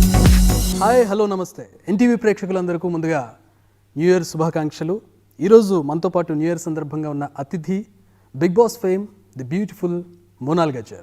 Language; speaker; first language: Telugu; native; Telugu